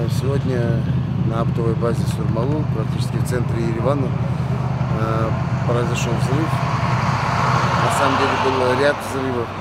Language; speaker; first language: Russian; non-native, fluent; Armenian